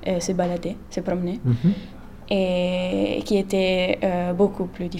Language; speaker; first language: French; non-native, learner; Italian